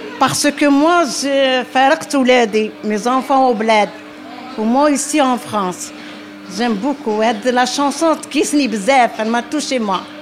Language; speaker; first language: French; non-native, local second language; Arabic